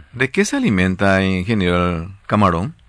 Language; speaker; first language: Spanish; native; Spanish